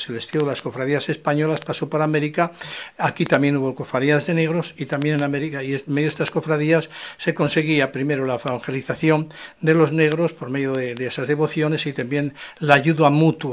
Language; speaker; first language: Spanish; native; Spanish